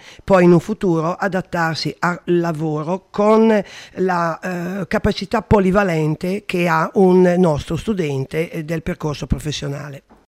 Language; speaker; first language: Italian; native; Italian